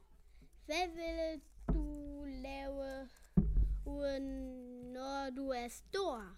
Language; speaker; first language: Danish; non-native, local second language; German